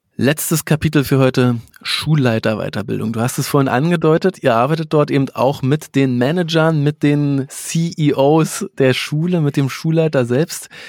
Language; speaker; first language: German; native; German